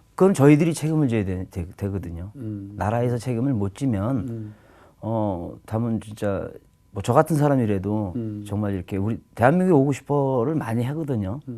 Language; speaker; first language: Korean; native; Korean